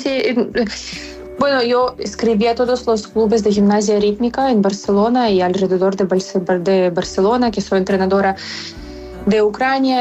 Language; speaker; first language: Spanish; non-native, fluent; Ukrainian